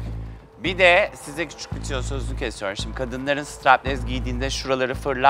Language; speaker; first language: Turkish; native; Turkish